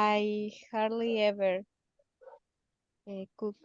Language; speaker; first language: English; non-native, learner; Spanish